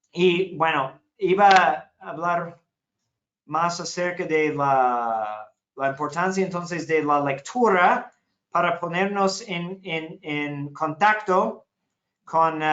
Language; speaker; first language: Spanish; non-native, fluent; English